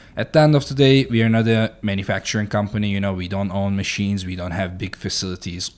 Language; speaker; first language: English; non-native, fluent; Turkish